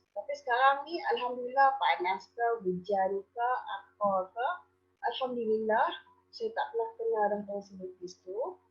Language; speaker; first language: Malay; native; Malay